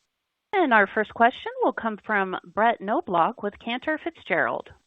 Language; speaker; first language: English; native; English